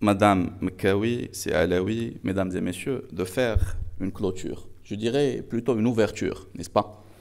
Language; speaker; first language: French; non-native, local second language; Arabic